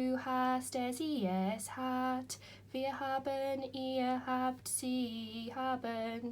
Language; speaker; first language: German; non-native, fluent; English